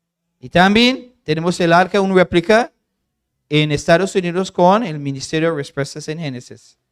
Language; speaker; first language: Spanish; non-native, fluent; English